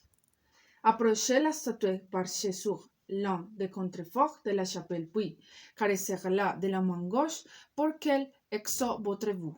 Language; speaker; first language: French; non-native, learner; Spanish